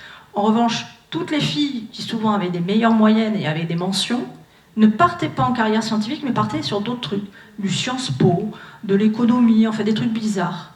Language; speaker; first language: French; native; French